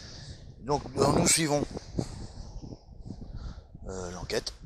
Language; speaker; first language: French; native; French